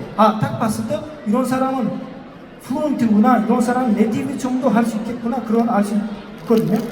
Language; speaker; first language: Korean; non-native, fluent; Uzbek